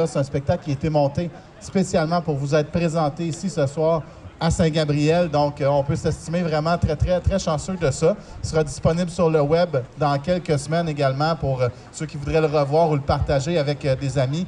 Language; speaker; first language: French; native; French